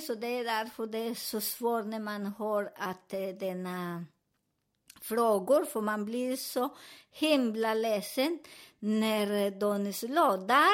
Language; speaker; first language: Swedish; non-native, learner; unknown